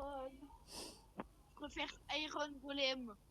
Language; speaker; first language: French; native; French